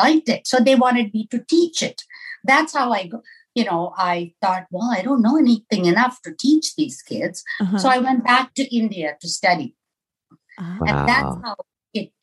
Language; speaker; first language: English; non-native, local second language; Tamil